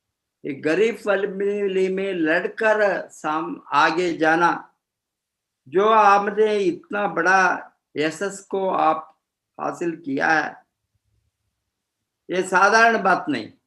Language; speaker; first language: Hindi; non-native, fluent; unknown